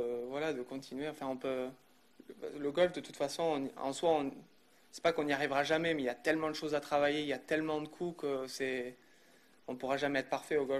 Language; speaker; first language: French; native; French